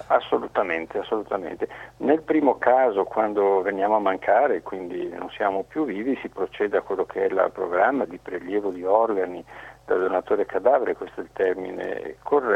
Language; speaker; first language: Italian; native; Italian